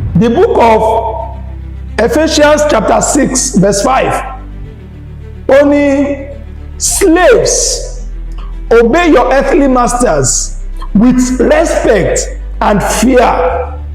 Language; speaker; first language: English; non-native, local second language; Yoruba